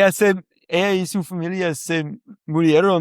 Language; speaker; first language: Spanish; non-native, learner; English